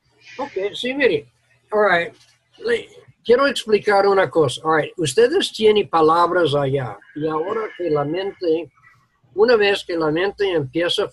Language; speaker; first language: Spanish; non-native, learner; English